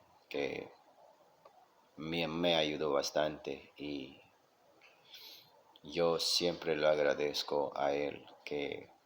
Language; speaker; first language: Spanish; non-native, local second language; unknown